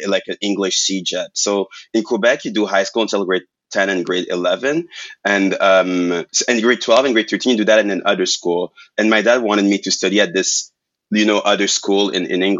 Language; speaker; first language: English; non-native, fluent; French